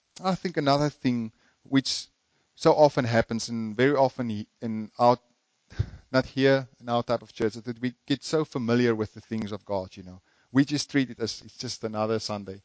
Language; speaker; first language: English; non-native, local second language; Afrikaans